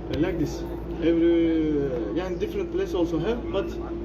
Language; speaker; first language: English; non-native, learner; Turkish